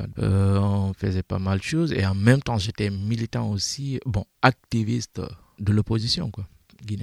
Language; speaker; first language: French; non-native, local second language; Fula